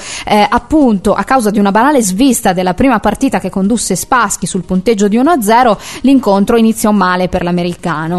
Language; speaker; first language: Italian; native; Italian